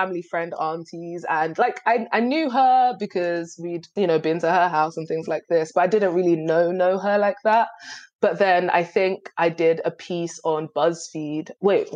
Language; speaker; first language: English; native; English